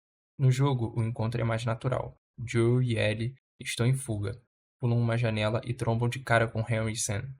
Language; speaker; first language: Portuguese; native; Portuguese